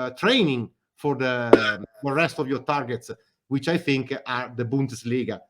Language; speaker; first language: English; non-native, fluent; Italian